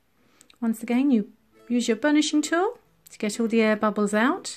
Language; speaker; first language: English; native; English